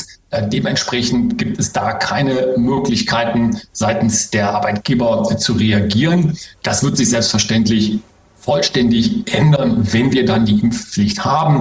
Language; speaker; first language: German; native; German